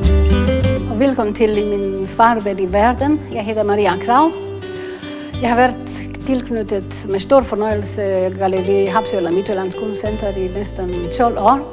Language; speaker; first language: Danish; non-native, fluent; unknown